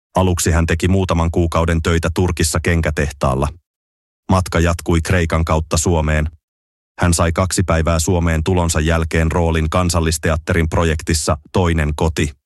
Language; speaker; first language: Finnish; native; Finnish